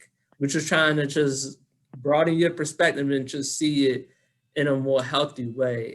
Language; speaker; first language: English; native; English